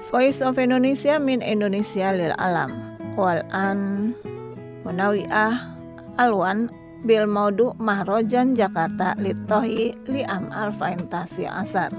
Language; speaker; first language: Arabic; non-native, fluent; Indonesian